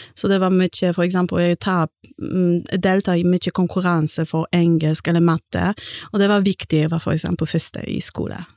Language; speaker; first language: Norwegian; non-native, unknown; Polish